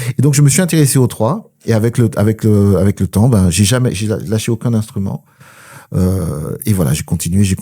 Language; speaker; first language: French; early bilingual, other home language; Spanish